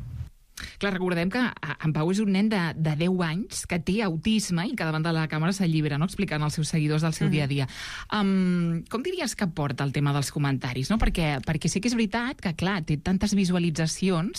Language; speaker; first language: Catalan; native; Catalan